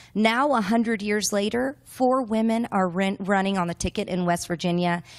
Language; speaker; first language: English; native; English